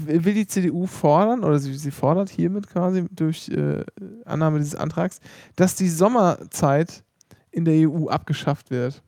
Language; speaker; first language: German; native; German